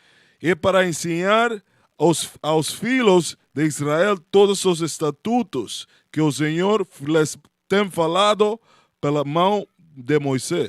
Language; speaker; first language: Portuguese; non-native, learner; Spanish